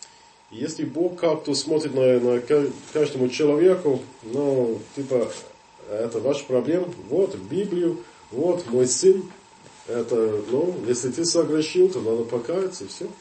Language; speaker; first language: Russian; non-native, fluent; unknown